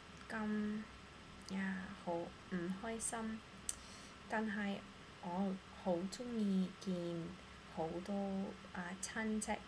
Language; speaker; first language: Cantonese; non-native, learner; English